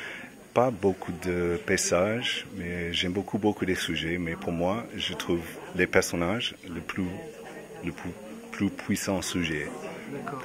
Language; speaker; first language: French; non-native, learner; English